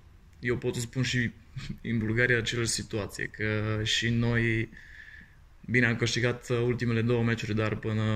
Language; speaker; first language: Romanian; non-native, fluent; Bulgarian